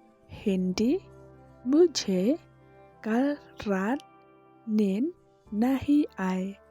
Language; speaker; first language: Hindi; non-native, local second language; Khasi